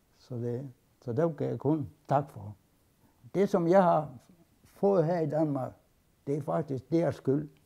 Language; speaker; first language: Danish; early bilingual, other home language; Finnish